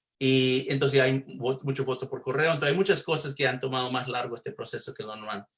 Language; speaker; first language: Spanish; early bilingual, heritage; Spanish